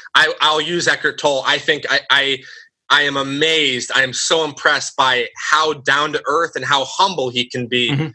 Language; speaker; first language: English; native; English